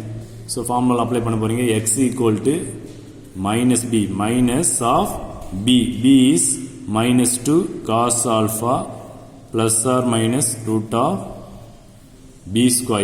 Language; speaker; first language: Tamil; native; Tamil